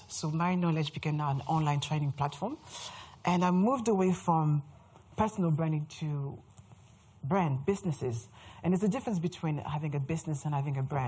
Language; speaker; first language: English; non-native, fluent; French